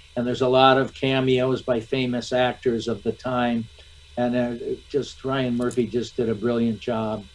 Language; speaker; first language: English; native; English